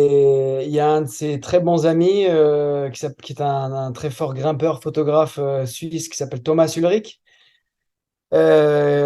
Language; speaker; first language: French; native; French